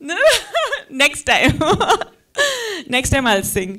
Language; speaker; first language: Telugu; non-native, fluent; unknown